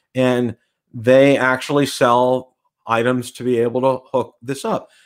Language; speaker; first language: English; native; English